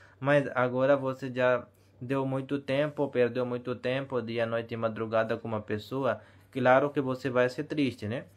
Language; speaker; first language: Portuguese; non-native, learner; Hindi